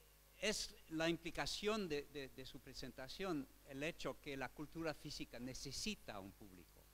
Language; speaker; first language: Spanish; non-native, fluent; French